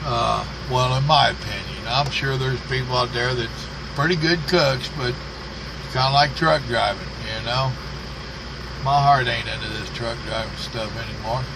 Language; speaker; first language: English; native; English